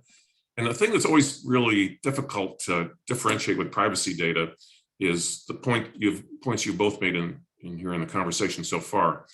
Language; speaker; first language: English; native; English